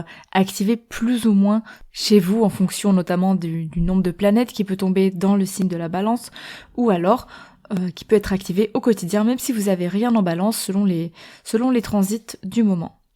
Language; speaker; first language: French; native; French